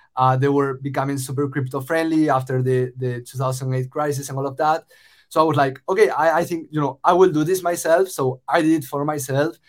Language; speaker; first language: English; non-native, fluent; Spanish